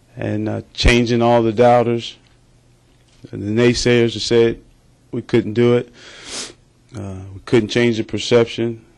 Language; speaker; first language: English; native; English